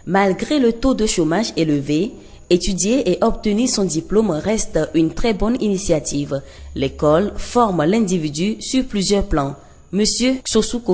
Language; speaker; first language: French; non-native, local second language; Ewe